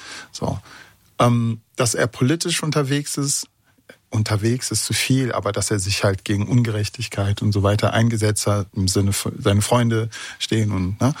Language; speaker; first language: German; early bilingual, other home language; Kurdish